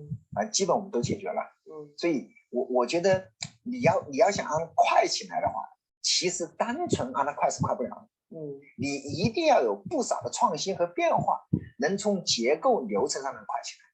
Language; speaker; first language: Chinese; native; Chinese